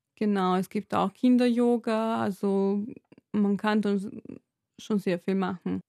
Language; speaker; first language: German; non-native, fluent; Serbian